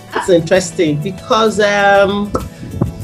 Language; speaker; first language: English; non-native, local second language; Yoruba